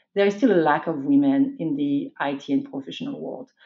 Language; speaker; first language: English; non-native, fluent; French